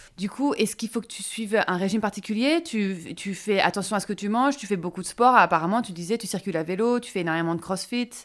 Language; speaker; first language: French; native; French